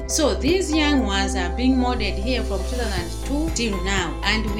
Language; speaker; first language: English; non-native, local second language; Nyanja